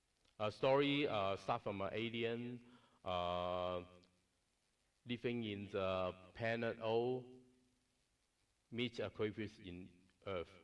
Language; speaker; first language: English; non-native, learner; Cantonese